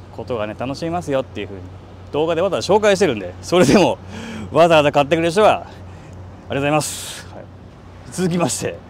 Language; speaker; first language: Japanese; native; Japanese